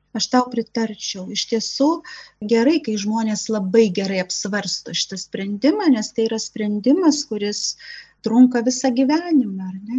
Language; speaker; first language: Lithuanian; native; Lithuanian